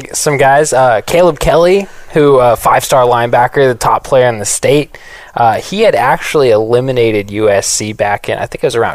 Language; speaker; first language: English; native; English